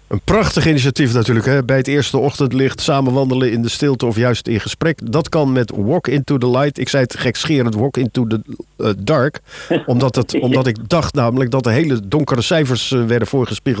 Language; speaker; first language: Dutch; native; Dutch